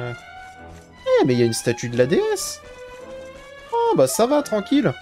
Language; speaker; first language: French; native; French